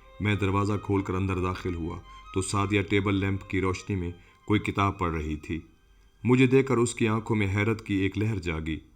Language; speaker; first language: Urdu; non-native, local second language; Sindhi